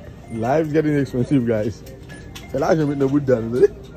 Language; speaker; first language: English; non-native, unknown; Haitian Creole